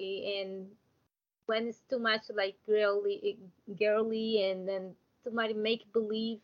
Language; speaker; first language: English; non-native, learner; Portuguese